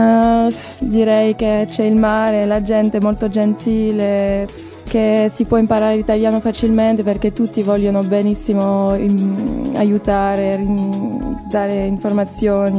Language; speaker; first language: Italian; non-native, fluent; French